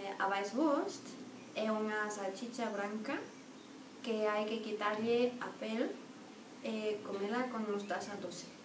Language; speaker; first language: Galician; non-native, learner; German